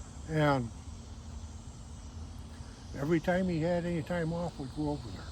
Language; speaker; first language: English; native; English